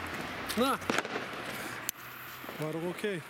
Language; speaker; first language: German; native; German